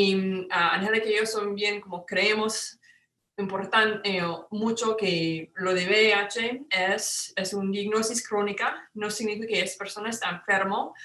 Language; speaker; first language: Spanish; non-native, fluent; English